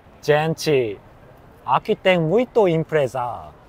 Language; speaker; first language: Portuguese; non-native, learner; Korean